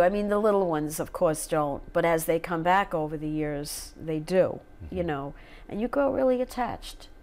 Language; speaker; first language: English; native; English